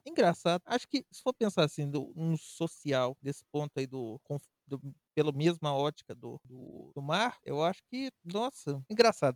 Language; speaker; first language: Portuguese; native; Portuguese